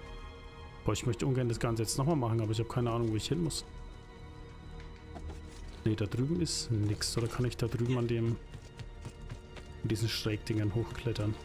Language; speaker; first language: German; native; German